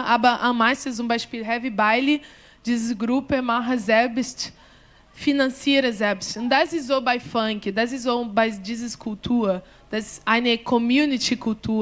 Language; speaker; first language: German; non-native, learner; Portuguese